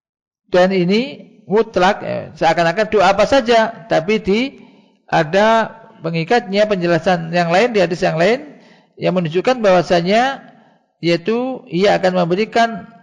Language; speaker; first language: Indonesian; native; Indonesian